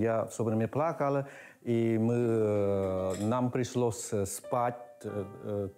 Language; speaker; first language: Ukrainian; non-native, learner; Khmer